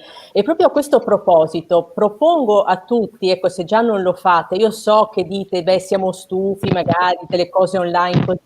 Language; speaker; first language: Italian; native; Italian